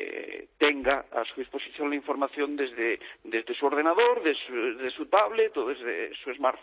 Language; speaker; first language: Spanish; native; Spanish